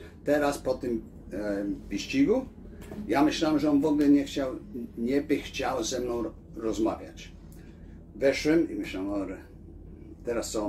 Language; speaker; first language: Polish; early bilingual, heritage; Polish